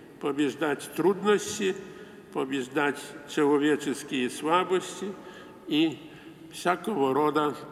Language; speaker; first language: Polish; non-native, local second language; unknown